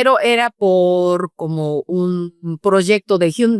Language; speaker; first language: Spanish; non-native, fluent; Korean